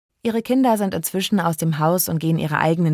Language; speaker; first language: German; native; German